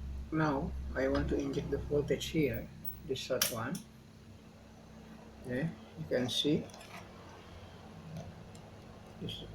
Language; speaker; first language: English; non-native, learner; Indonesian